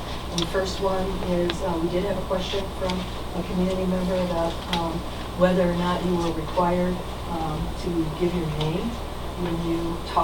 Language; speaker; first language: English; native; English